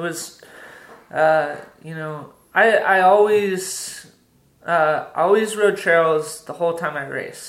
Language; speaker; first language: English; native; English